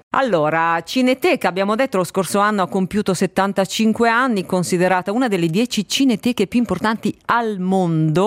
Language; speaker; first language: Italian; native; Italian